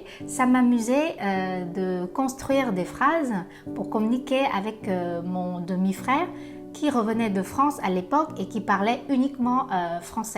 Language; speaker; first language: French; non-native, fluent; Vietnamese